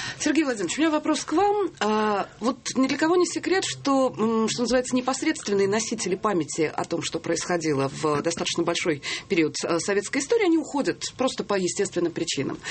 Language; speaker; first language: Russian; native; Russian